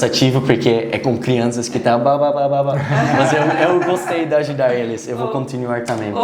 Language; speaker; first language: Portuguese; non-native, learner; Dutch